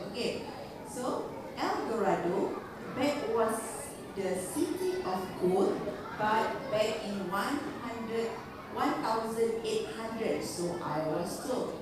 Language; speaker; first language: English; non-native, local second language; Malay